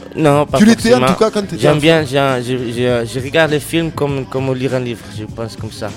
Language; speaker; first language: French; non-native, learner; English